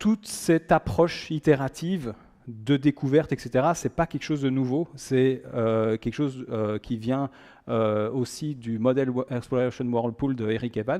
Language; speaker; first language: French; native; French